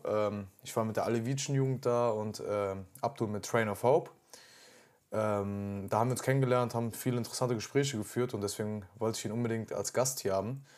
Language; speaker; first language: German; early bilingual, other home language; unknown